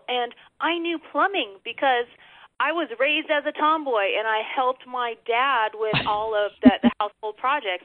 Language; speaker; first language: English; native; English